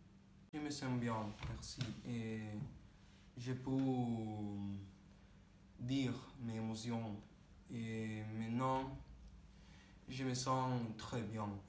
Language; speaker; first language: French; non-native, learner; Spanish